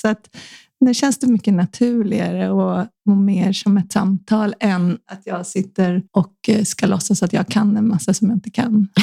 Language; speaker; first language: Swedish; native; Swedish